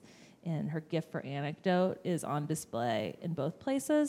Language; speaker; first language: English; native; English